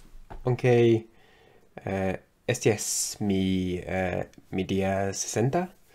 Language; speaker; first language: Spanish; non-native, learner; English